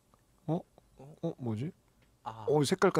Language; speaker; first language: Korean; native; Korean